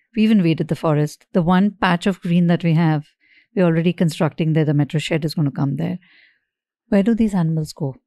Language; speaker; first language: English; non-native, local second language; Hindi